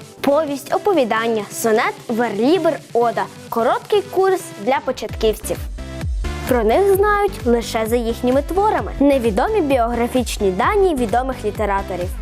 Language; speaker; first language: Ukrainian; native; Ukrainian